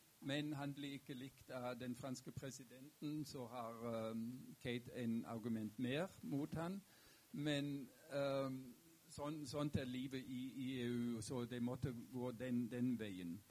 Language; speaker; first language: Norwegian; non-native, fluent; German